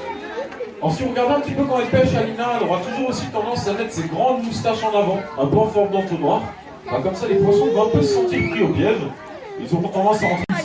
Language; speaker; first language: French; native; French